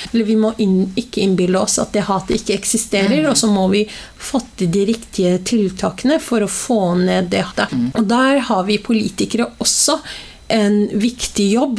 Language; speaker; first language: Norwegian; early bilingual, other home language; Somali